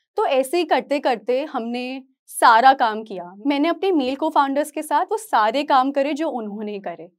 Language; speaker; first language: Hindi; native; Hindi